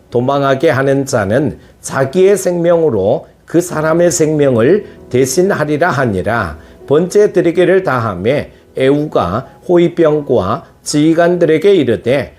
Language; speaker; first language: Korean; native; Korean